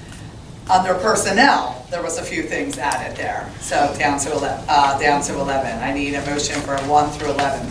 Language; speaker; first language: English; native; English